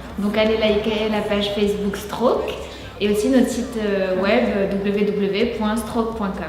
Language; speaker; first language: French; non-native, local second language; Arabic